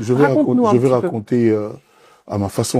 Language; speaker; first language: French; non-native, local second language; Lingala